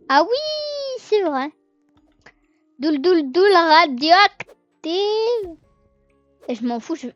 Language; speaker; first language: French; native; French